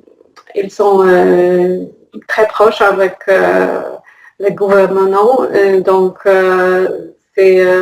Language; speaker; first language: French; non-native, learner; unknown